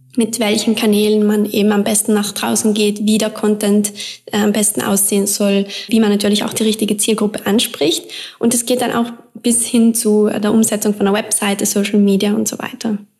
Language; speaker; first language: German; native; German